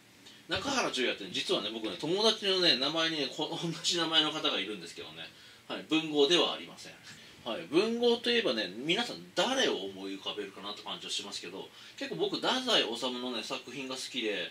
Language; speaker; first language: Japanese; native; Japanese